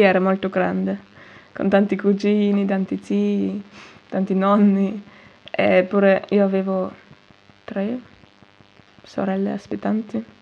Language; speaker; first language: Italian; non-native, fluent; German